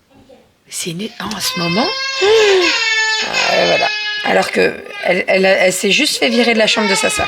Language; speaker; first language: French; native; French